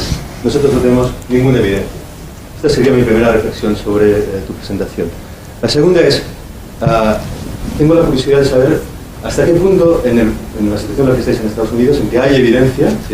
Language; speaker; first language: Spanish; native; Spanish